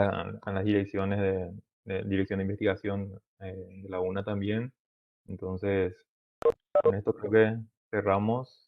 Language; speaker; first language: Spanish; native; Spanish